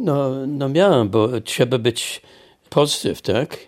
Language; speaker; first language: Polish; early bilingual, heritage; Polish